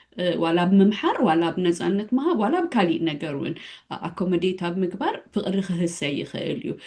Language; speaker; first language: Tigrinya; native; Tigrinya